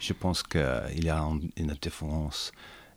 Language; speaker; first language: French; non-native, learner; English